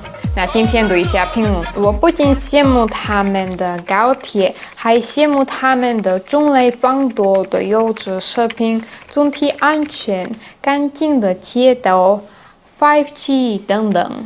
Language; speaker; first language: Chinese; non-native, fluent; Slovak